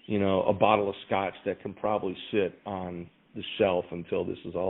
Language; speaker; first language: English; native; English